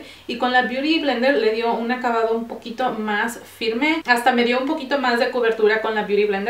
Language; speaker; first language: Spanish; early bilingual, heritage; Spanish